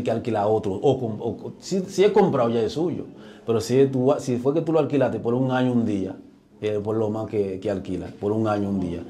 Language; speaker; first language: Spanish; native; Spanish